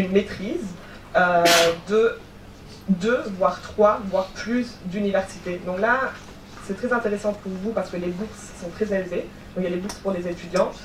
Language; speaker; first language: French; native; French